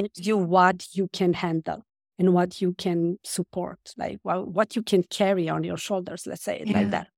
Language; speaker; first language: English; non-native, fluent; Romanian